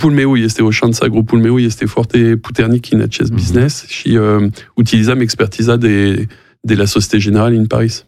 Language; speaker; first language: Romanian; non-native, learner; French